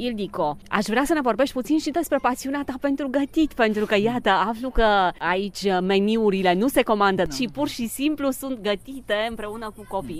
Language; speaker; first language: Romanian; native; Romanian